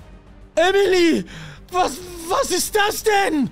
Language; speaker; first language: German; native; German